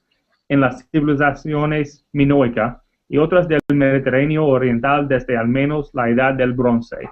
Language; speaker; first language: Spanish; non-native, learner; English